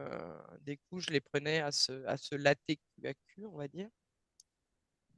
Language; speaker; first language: French; native; French